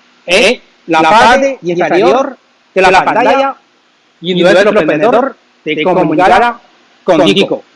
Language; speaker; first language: Spanish; non-native, learner; Chinese